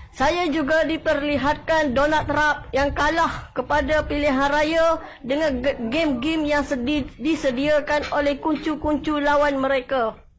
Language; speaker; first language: Malay; native; Malay